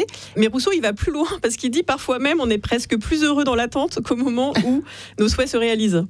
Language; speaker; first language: French; native; French